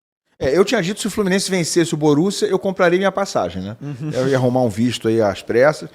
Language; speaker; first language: Portuguese; native; Portuguese